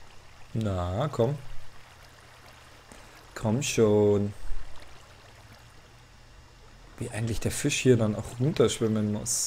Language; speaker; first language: German; native; German